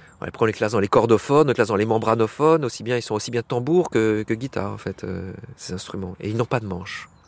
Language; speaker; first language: French; native; French